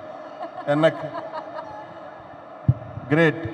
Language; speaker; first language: Tamil; non-native, learner; Telugu